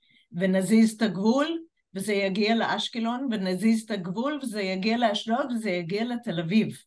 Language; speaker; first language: Hebrew; non-native, fluent; English